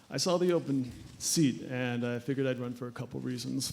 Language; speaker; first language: English; native; English